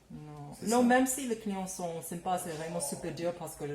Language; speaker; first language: French; non-native, learner; English